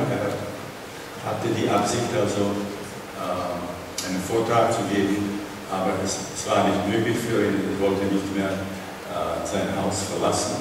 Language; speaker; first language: German; non-native, fluent; Czech